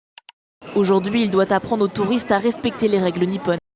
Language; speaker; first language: French; native; French